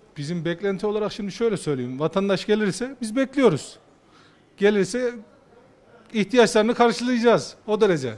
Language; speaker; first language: Turkish; native; Turkish